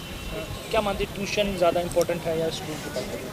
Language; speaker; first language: Hindi; native; Hindi